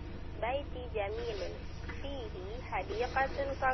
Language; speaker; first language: Arabic; non-native, learner; Indonesian